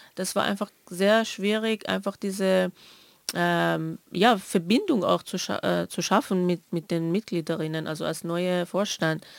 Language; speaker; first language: German; non-native, fluent; Persian